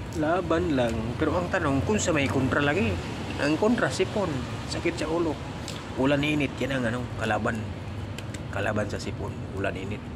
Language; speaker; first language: Filipino; non-native, local second language; Cebuano